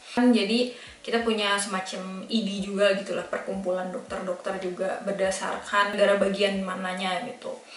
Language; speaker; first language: Indonesian; native; Indonesian